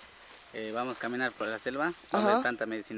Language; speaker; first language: Spanish; non-native, local second language; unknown